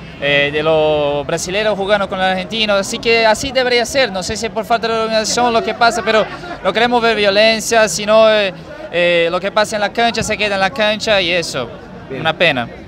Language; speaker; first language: Spanish; non-native, fluent; Portuguese